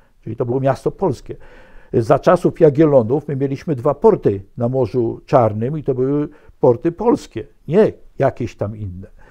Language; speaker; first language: Polish; native; Polish